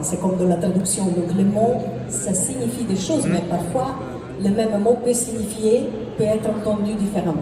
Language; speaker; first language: French; non-native, fluent; Italian